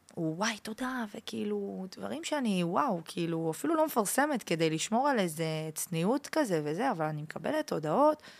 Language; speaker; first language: Hebrew; early bilingual, heritage; French